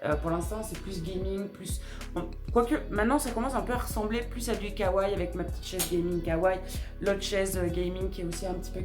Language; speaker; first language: French; native; French